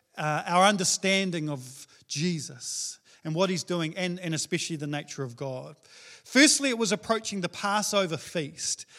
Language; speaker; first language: English; native; English